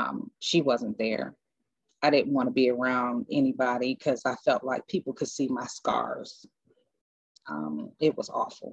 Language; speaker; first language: English; native; English